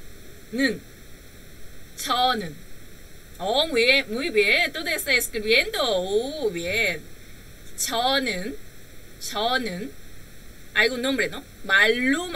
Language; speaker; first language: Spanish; non-native, learner; Korean